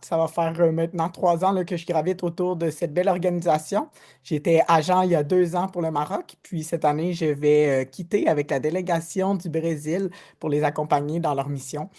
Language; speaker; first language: French; native; French